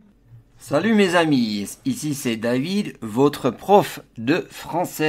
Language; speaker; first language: French; non-native, fluent; English